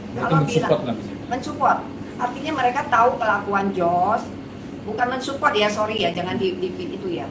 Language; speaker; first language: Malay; non-native, local second language; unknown